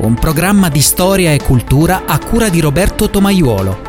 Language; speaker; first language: Italian; native; Italian